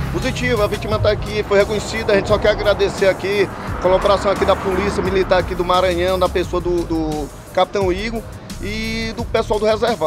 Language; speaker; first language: Portuguese; native; Portuguese